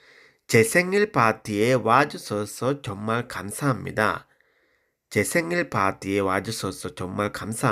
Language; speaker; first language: Korean; non-native, fluent; Sinhala